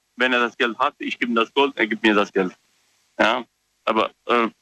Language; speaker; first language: German; non-native, fluent; Romanian